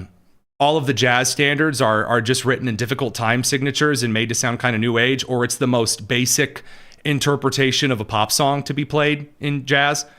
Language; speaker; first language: English; native; English